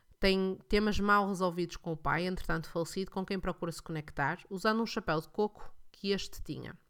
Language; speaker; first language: Portuguese; native; Portuguese